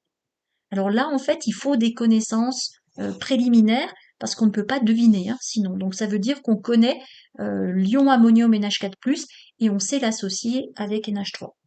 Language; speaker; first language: French; native; French